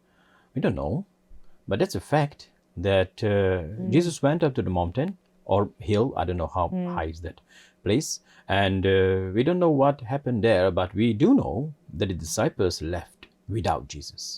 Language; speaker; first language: English; non-native, fluent; Hungarian